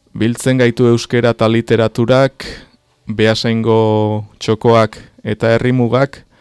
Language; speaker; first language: Basque; native; Basque